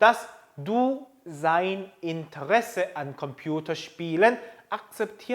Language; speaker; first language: German; non-native, fluent; Korean